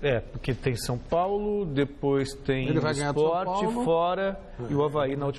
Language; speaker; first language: Portuguese; native; Portuguese